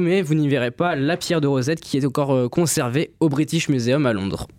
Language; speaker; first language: French; native; French